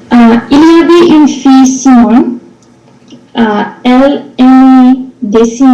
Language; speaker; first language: French; non-native, learner; English